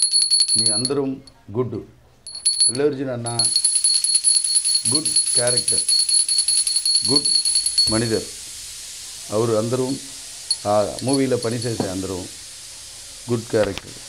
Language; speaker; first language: Telugu; non-native, local second language; Tamil